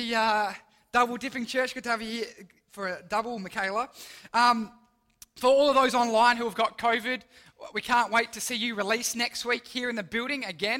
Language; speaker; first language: English; native; English